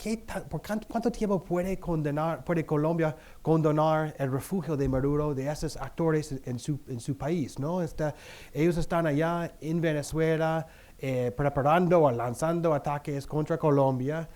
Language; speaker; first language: Spanish; non-native, fluent; English